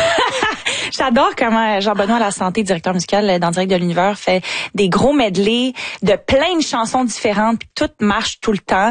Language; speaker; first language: French; native; French